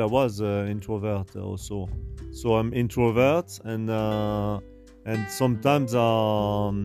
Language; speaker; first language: English; non-native, learner; French